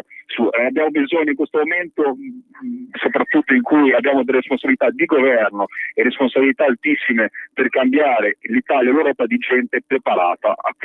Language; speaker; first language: Italian; native; Italian